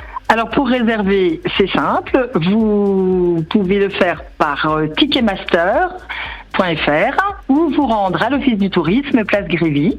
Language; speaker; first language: French; native; French